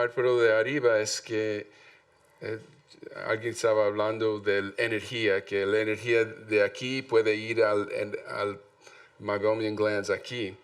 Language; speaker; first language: Spanish; non-native, learner; English